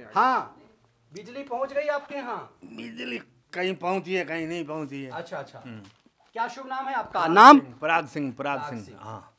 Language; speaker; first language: Hindi; native; Hindi